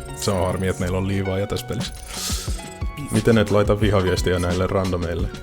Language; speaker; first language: Finnish; non-native, fluent; English